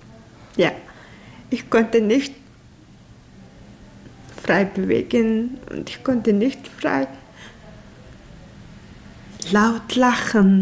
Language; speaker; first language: German; non-native, learner; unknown